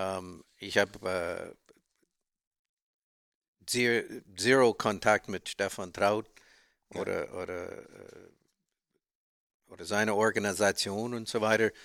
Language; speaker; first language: German; non-native, learner; English